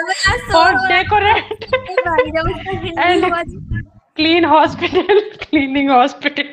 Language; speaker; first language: English; non-native, learner; Hindi